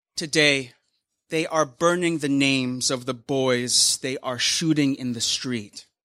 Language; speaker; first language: English; native; English